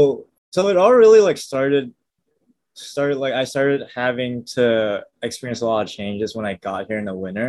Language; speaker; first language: English; native; English